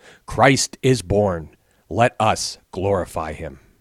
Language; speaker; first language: English; native; English